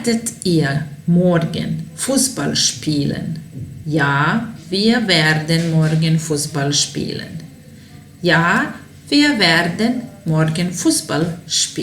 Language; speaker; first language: German; non-native, fluent; Serbian